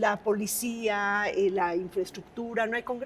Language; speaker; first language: Spanish; native; Spanish